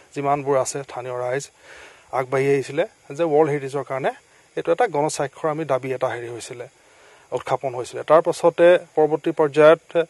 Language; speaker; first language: Assamese; native; Assamese